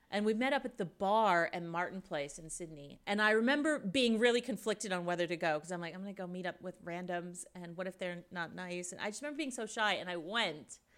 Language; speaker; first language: English; native; English